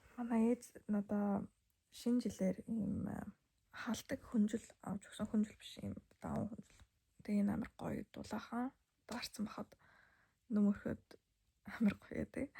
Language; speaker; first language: Mongolian; early bilingual, heritage; Mongolian